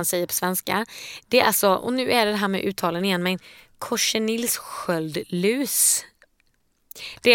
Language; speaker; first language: Swedish; native; Swedish